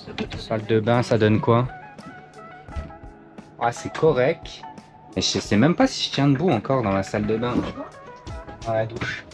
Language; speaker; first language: French; native; French